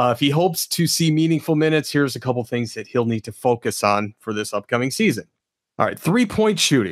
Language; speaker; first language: English; native; English